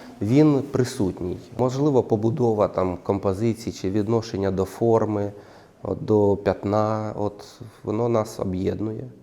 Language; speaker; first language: Ukrainian; native; Ukrainian